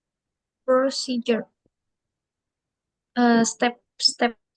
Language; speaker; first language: English; non-native, learner; Indonesian